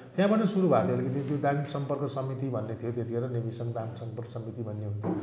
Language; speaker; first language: Nepali; native; Nepali